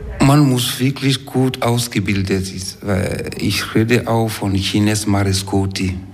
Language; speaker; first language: German; non-native, fluent; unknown